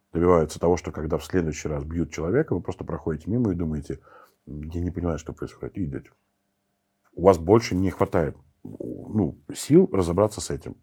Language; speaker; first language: Russian; native; Russian